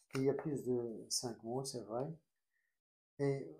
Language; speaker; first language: French; non-native, local second language; Arabic